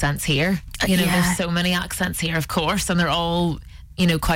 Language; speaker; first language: English; native; English